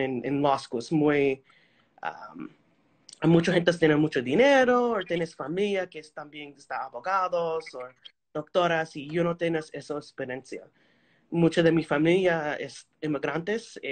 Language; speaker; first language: Spanish; early bilingual, heritage; Spanish